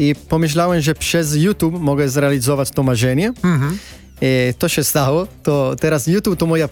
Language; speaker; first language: Polish; non-native, fluent; Italian